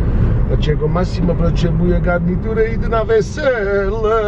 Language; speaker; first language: Polish; non-native, learner; Italian